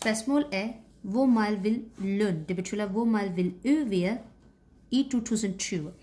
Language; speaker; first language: Danish; non-native, fluent; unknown